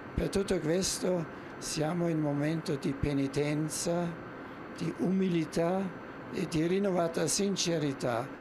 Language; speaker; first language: Italian; non-native, fluent; German